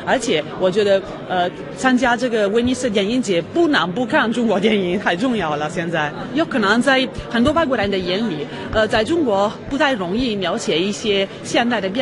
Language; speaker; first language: Chinese; non-native, fluent; Italian